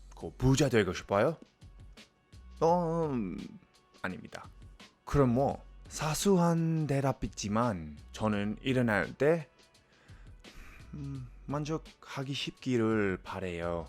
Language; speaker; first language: Korean; non-native, fluent; English